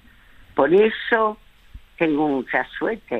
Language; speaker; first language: Spanish; early bilingual, other home language; French